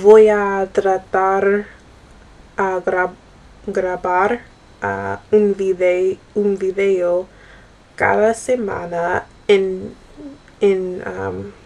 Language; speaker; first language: Spanish; non-native, learner; English